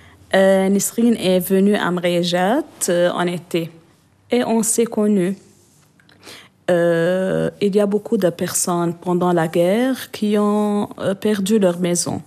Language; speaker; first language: French; non-native, local second language; Arabic